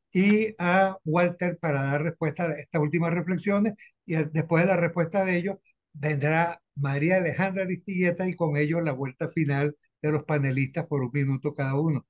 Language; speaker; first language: Spanish; native; Spanish